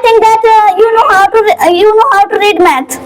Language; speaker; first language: English; non-native, learner; Hindi